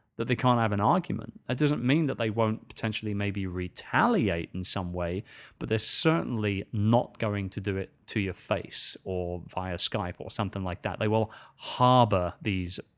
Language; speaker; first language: English; native; English